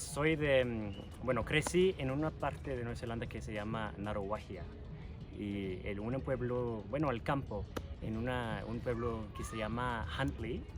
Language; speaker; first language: Spanish; non-native, fluent; English